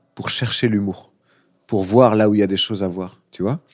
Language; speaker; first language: French; native; French